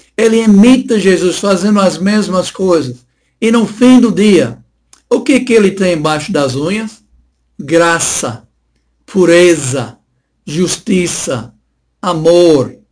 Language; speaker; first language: Portuguese; non-native, fluent; English